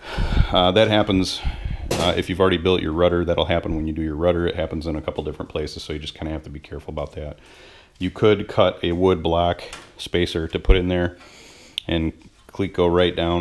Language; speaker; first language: English; native; English